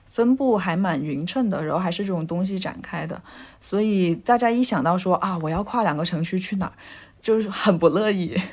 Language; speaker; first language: Chinese; native; Chinese